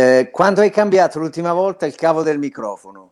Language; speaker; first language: Italian; native; Italian